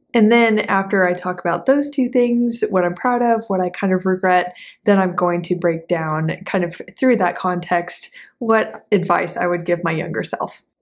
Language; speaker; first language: English; native; English